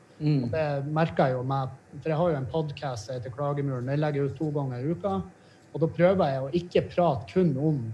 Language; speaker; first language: Norwegian; native; Norwegian